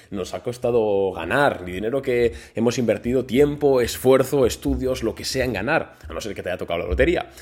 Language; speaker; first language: Spanish; native; Spanish